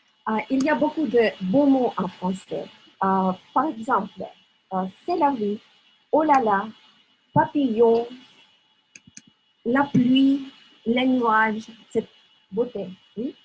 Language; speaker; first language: French; non-native, fluent; Russian